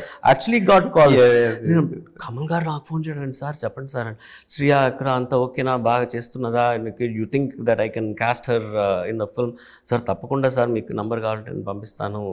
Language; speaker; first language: Telugu; early bilingual, heritage; Telugu